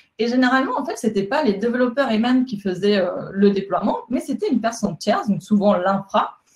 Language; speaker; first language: French; non-native, fluent; Spanish